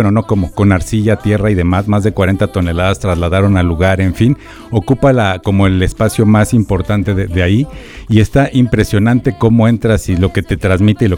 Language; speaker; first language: Spanish; native; Spanish